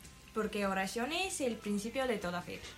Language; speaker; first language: Spanish; non-native, learner; Ukrainian